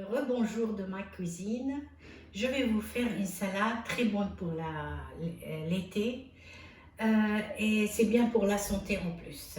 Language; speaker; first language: French; non-native, fluent; Arabic